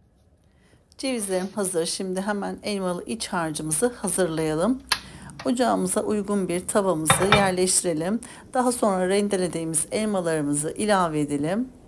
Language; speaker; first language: Turkish; native; Turkish